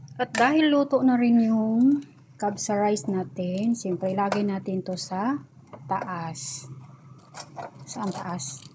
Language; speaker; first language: Filipino; native; Filipino